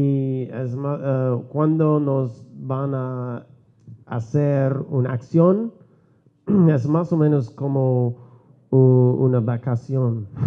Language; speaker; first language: Spanish; non-native, learner; English